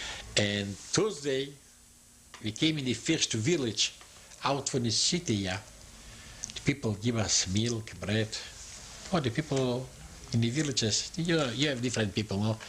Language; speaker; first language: English; non-native, learner; Yiddish